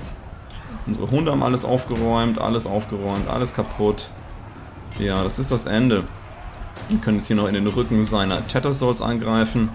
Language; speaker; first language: German; native; German